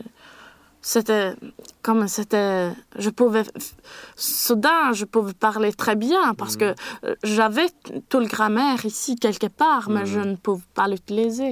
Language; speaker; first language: French; non-native, learner; Swedish